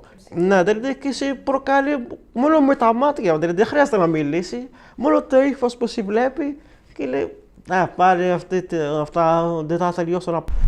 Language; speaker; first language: Greek; non-native, learner; Arabic